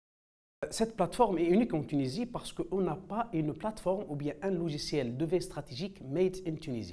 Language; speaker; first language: French; non-native, local second language; Arabic